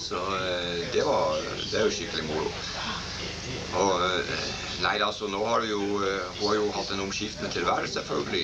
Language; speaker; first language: Norwegian; native; Norwegian